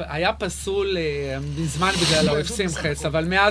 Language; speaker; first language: Hebrew; native; Hebrew